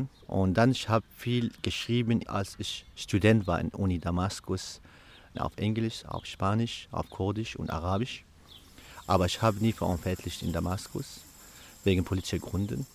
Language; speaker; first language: German; non-native, fluent; Kurdish